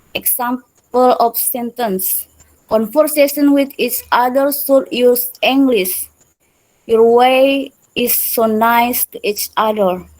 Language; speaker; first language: English; non-native, learner; Indonesian